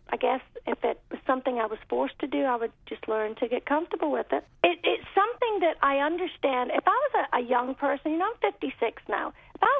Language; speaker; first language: English; native; English